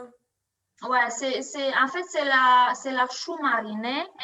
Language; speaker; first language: French; non-native, learner; Romanian